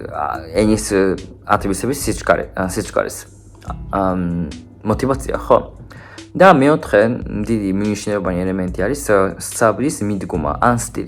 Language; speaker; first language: Georgian; non-native, fluent; Japanese